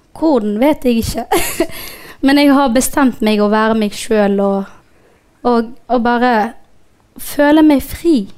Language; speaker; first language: Norwegian; non-native, fluent; Somali